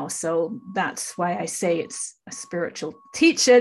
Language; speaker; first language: English; native; English